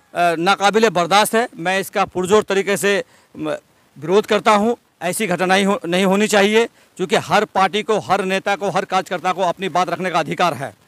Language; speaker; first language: Hindi; native; Hindi